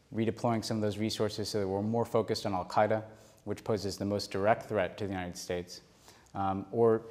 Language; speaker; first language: English; native; English